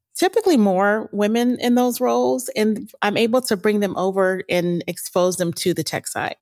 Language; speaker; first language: English; native; English